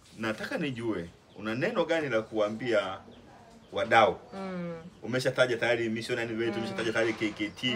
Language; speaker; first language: Swahili; native; Swahili